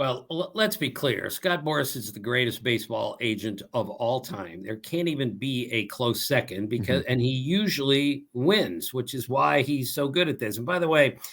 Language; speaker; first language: English; native; English